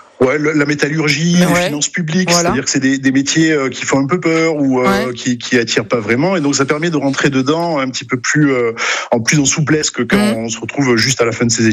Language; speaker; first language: French; native; French